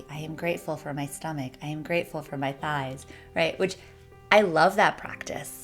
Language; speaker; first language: English; native; English